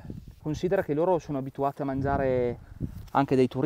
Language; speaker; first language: Italian; native; Italian